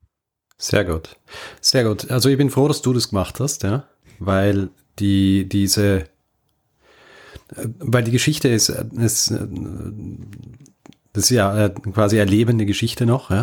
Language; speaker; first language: German; native; German